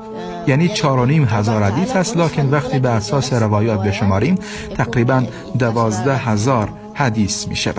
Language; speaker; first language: Persian; early bilingual, heritage; Persian